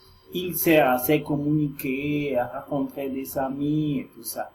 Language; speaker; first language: French; non-native, learner; Spanish